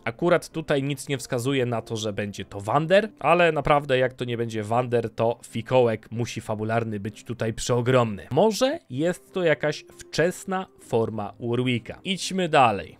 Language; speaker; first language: Polish; native; Polish